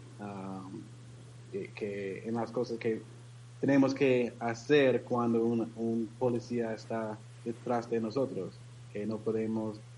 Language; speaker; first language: Spanish; non-native, learner; English